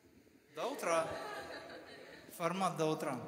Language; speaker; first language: Russian; native; Russian